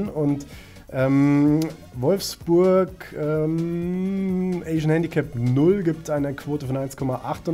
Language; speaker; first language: German; native; German